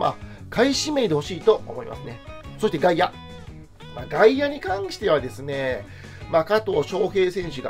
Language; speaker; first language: Japanese; native; Japanese